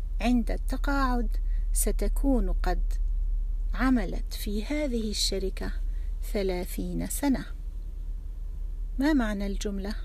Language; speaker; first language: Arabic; non-native, fluent; English